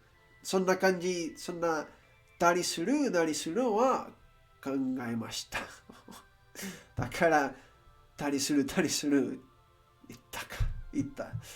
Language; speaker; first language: Japanese; non-native, learner; Spanish